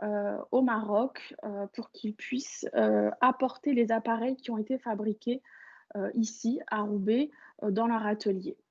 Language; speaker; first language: French; native; French